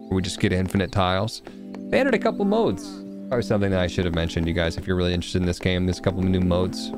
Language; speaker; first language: English; native; English